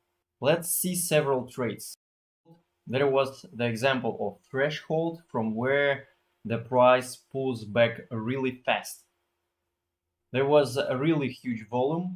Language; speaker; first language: English; non-native, fluent; Russian